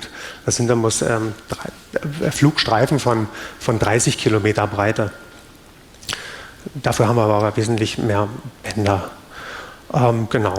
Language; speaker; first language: German; native; German